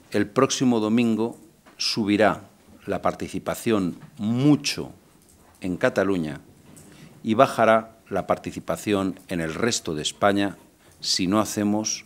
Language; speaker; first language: Spanish; native; Spanish